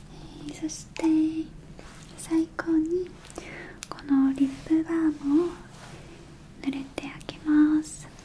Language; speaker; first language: Japanese; non-native, learner; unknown